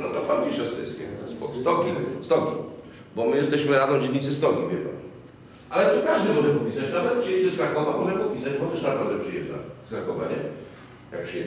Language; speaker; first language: Polish; native; Polish